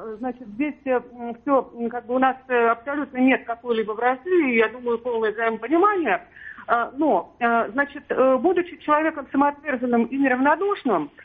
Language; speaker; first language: Russian; native; Russian